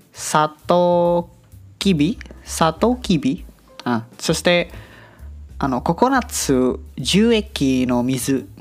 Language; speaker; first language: Japanese; non-native, learner; Indonesian